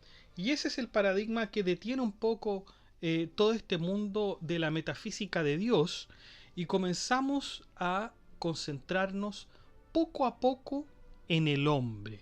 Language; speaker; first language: Spanish; native; Spanish